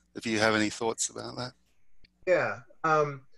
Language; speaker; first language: English; native; English